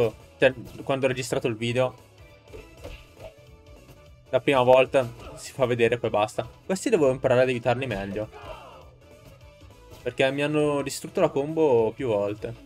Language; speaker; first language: Italian; native; Italian